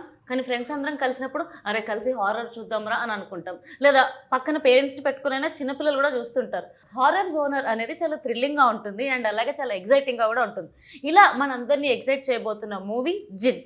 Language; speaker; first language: Telugu; native; Telugu